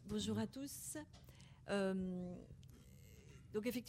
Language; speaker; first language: French; native; French